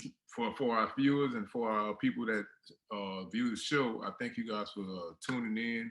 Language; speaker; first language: English; native; English